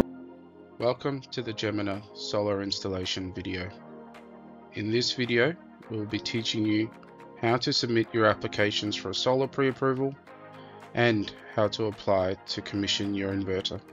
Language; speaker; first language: English; native; English